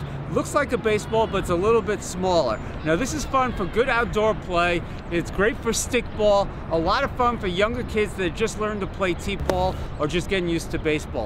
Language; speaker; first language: English; native; English